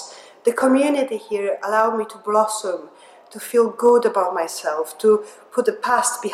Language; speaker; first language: English; non-native, fluent; Polish